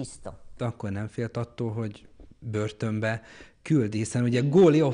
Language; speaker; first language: Hungarian; native; Hungarian